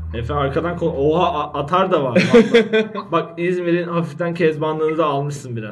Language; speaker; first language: Turkish; native; Turkish